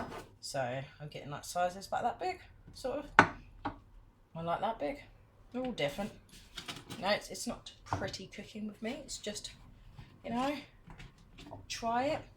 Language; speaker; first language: English; native; English